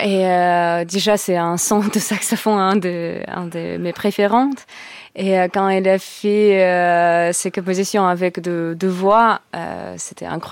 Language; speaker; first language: French; non-native, learner; Russian